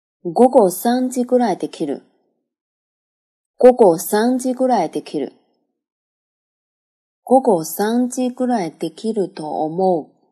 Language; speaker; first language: Japanese; non-native, fluent; Chinese